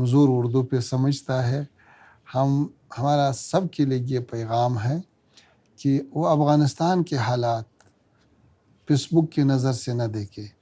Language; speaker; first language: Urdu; non-native, fluent; Pashto